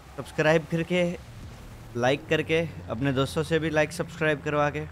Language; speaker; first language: Hindi; non-native, local second language; Gujarati